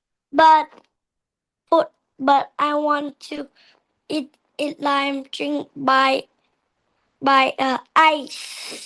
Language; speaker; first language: English; non-native, learner; Vietnamese